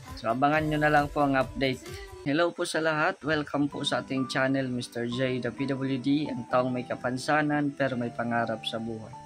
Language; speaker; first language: Filipino; non-native, local second language; Cebuano